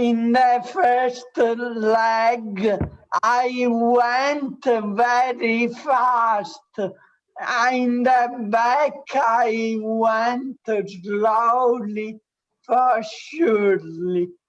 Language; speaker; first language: English; non-native, learner; Italian